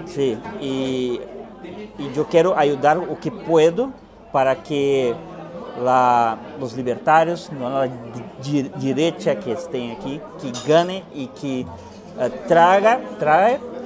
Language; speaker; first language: Spanish; non-native, fluent; Portuguese